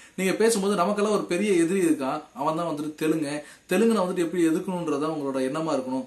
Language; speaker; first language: Tamil; native; Tamil